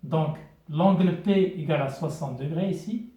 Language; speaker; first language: French; non-native, local second language; Arabic